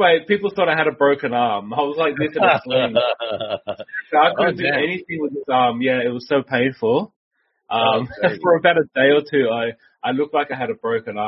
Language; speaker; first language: English; native; English